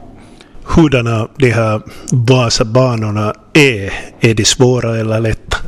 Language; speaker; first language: Swedish; non-native, local second language; Finnish